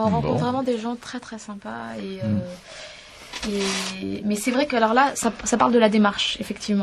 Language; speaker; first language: French; native; French